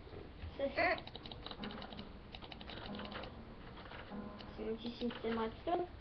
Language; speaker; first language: French; native; French